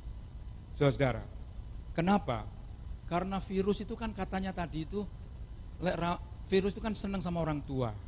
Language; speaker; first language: Indonesian; non-native, local second language; Javanese